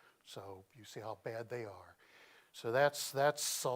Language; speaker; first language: English; native; English